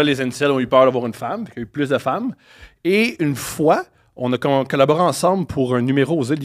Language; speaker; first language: French; native; French